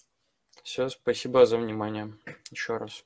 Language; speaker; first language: Russian; native; Russian